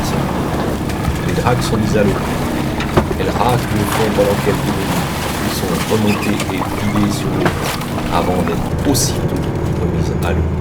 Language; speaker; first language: French; native; French